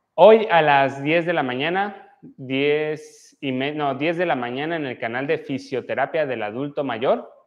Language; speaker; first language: Spanish; native; Spanish